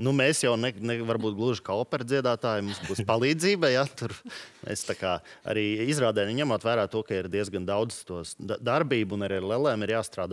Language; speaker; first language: Latvian; native; Latvian